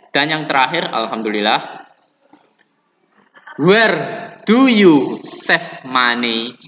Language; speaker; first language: English; non-native, learner; Indonesian